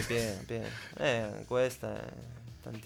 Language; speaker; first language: Italian; non-native, learner; Spanish